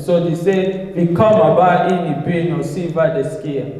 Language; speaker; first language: Danish; non-native, fluent; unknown